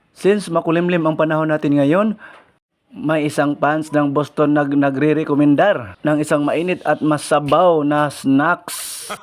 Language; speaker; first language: Filipino; non-native, local second language; Cebuano